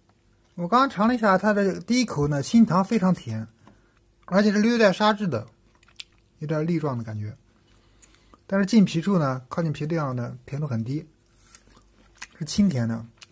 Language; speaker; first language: Chinese; native; Chinese